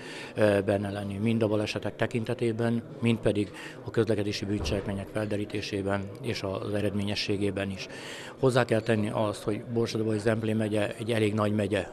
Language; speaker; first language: Hungarian; native; Hungarian